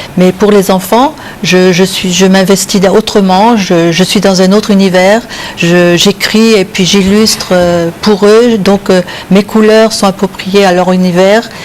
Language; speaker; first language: French; native; French